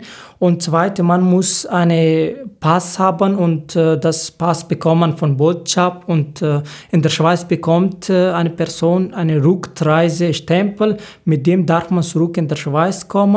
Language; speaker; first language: German; non-native, learner; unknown